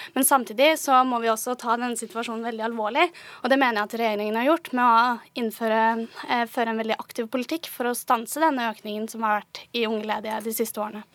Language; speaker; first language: Norwegian; native; Norwegian